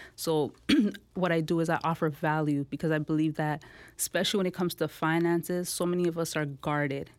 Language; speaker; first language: English; native; English